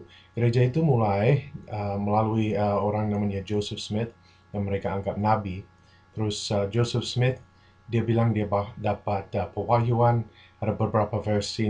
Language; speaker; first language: Indonesian; non-native, fluent; English